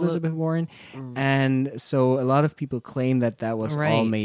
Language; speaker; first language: English; non-native, fluent; German